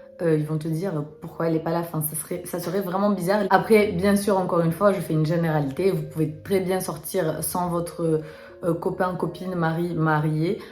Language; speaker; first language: French; early bilingual, other home language; Romanian